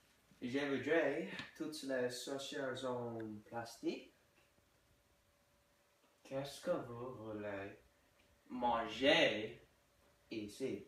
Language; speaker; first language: French; non-native, learner; English